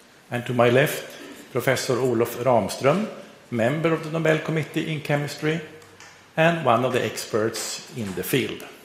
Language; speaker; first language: English; non-native, fluent; Swedish